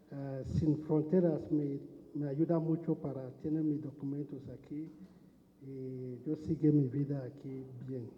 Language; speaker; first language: Spanish; non-native, learner; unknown